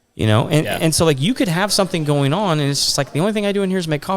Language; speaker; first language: English; native; English